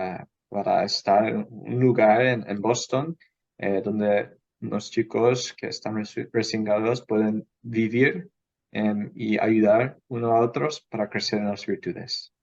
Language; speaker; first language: Spanish; non-native, fluent; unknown